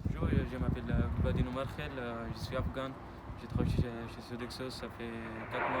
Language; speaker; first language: French; non-native, learner; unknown